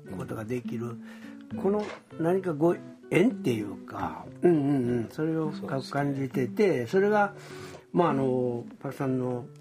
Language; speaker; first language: Japanese; native; Japanese